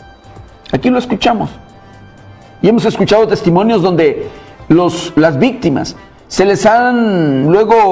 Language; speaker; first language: Spanish; native; Spanish